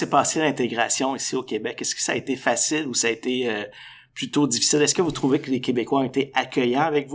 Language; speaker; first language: French; native; French